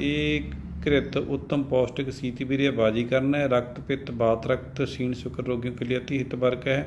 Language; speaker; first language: Hindi; non-native, local second language; Punjabi